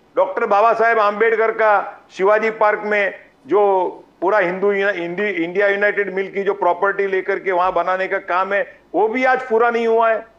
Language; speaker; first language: Hindi; non-native, local second language; Gujarati